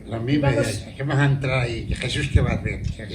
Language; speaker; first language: Spanish; native; Spanish